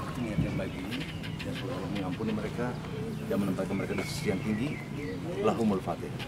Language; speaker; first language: Indonesian; native; Indonesian